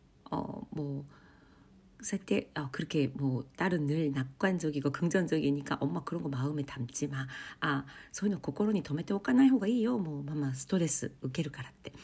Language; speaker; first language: Korean; non-native, fluent; Japanese